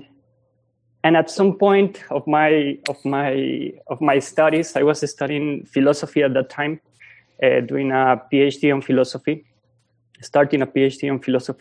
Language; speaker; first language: English; non-native, fluent; Spanish